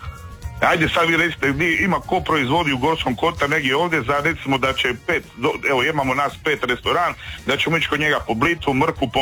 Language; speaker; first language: Serbian; native; Serbian